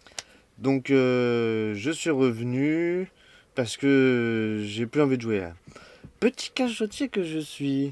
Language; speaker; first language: French; native; French